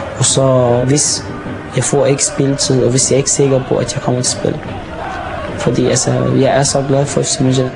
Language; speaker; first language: Danish; non-native, fluent; Arabic